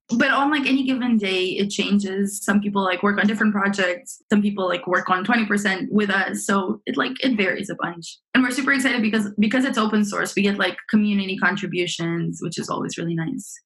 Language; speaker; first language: English; early bilingual, other home language; Romanian